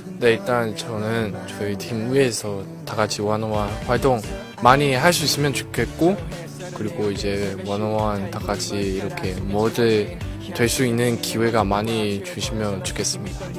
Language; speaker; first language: Korean; non-native, learner; Chinese